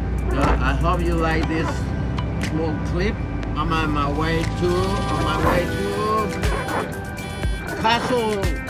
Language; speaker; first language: English; non-native, fluent; Spanish